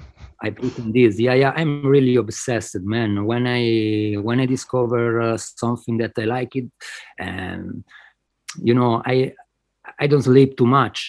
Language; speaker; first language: English; non-native, fluent; Spanish